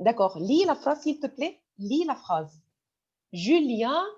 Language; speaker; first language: French; non-native, fluent; Arabic